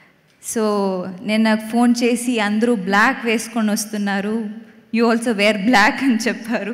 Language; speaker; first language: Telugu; non-native, learner; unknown